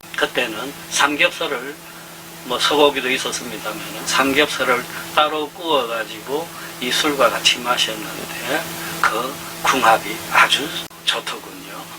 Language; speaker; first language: Korean; native; Korean